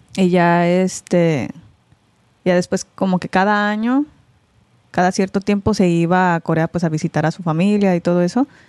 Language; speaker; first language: Spanish; early bilingual, other home language; Korean